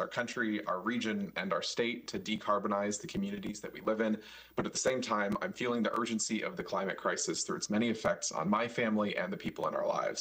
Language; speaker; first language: English; non-native, fluent; Korean